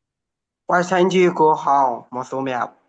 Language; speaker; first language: English; non-native, learner; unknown